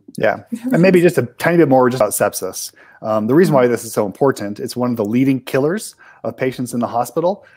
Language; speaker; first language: English; native; English